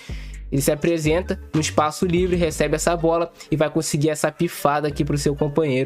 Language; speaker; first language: Portuguese; native; Portuguese